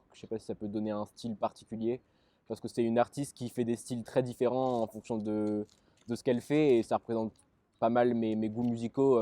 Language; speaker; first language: French; native; French